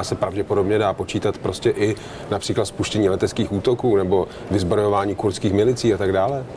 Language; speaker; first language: Czech; native; Czech